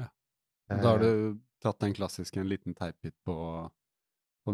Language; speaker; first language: Norwegian; native; Norwegian